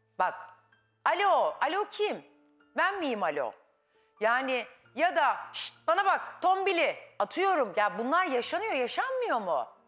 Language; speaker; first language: Turkish; native; Turkish